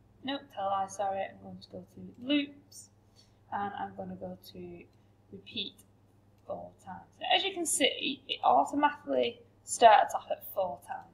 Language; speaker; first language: English; native; English